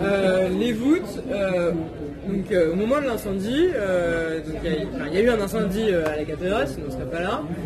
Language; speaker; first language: French; native; French